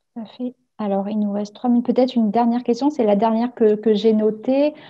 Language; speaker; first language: French; native; French